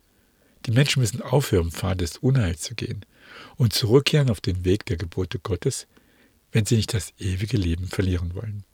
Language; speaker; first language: German; native; German